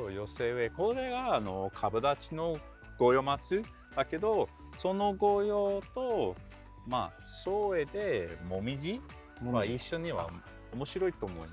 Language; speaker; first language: Japanese; non-native, learner; English